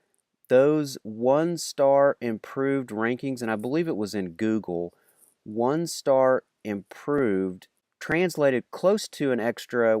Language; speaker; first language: English; native; English